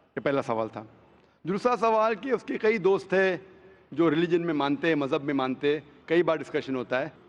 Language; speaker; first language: Hindi; non-native, local second language; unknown